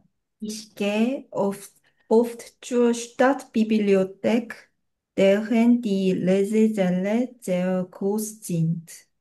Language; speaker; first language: German; non-native, learner; Korean